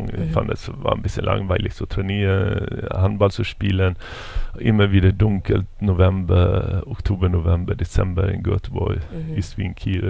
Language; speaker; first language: German; non-native, fluent; Swedish